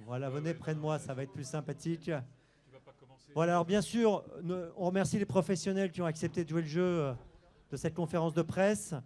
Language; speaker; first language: French; native; French